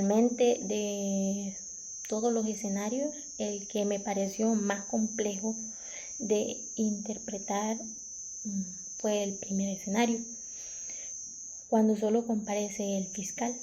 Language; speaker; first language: Spanish; native; Spanish